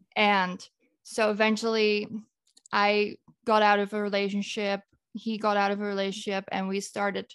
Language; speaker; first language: English; non-native, fluent; Dutch